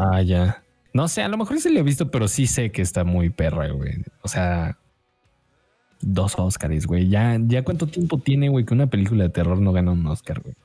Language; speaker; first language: Spanish; native; Spanish